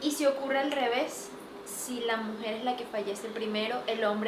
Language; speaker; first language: Spanish; native; Spanish